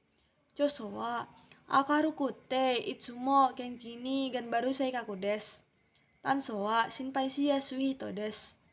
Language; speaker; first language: Japanese; non-native, learner; Indonesian